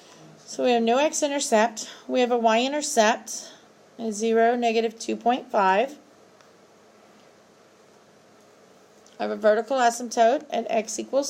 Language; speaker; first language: English; native; English